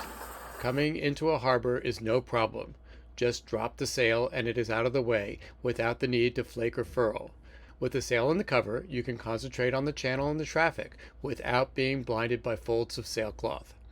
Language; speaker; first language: English; native; English